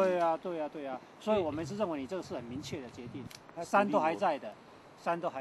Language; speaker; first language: Chinese; native; Chinese